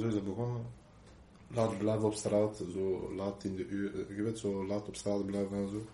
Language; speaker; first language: Dutch; non-native, local second language; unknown